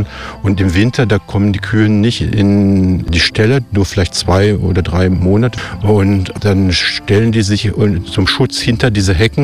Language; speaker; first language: German; native; German